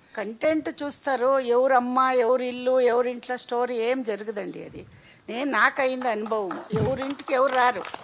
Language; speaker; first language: Telugu; non-native, local second language; Kannada